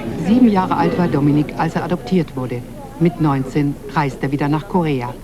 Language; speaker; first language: German; native; German